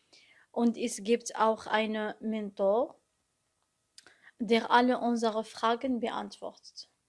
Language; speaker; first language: German; non-native, learner; Arabic